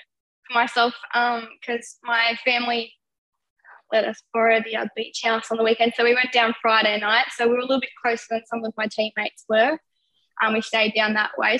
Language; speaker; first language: English; native; English